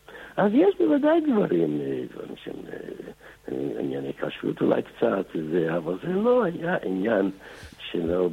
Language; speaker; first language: Hebrew; non-native, fluent; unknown